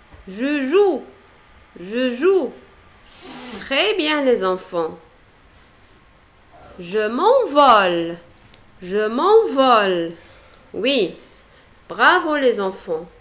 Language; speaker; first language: French; non-native, local second language; Arabic